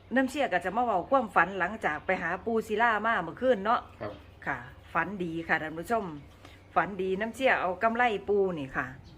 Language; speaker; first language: Thai; native; Thai